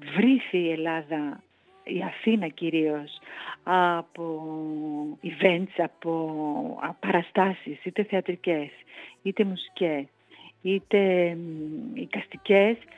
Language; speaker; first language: Greek; native; Greek